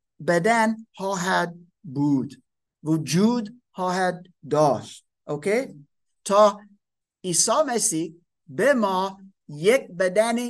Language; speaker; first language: Persian; non-native, fluent; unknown